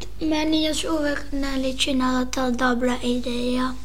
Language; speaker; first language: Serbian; early bilingual, heritage; Serbian